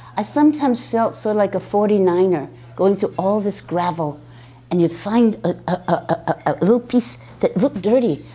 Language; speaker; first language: English; native; English